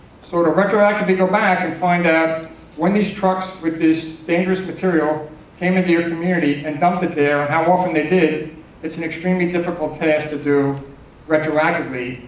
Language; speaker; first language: English; native; English